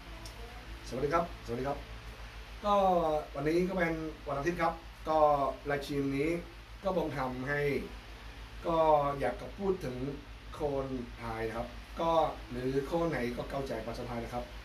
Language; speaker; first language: Thai; non-native, learner; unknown